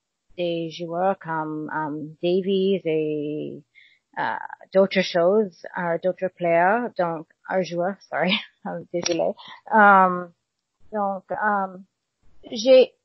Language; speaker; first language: French; non-native, learner; English